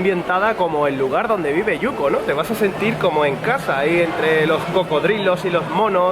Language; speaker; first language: Spanish; native; Spanish